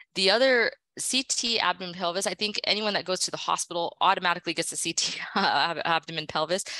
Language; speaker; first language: English; native; English